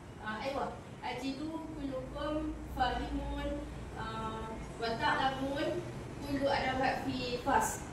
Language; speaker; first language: Arabic; non-native, learner; Malay